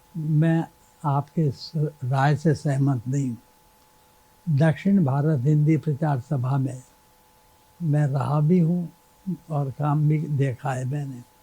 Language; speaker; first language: Hindi; native; Hindi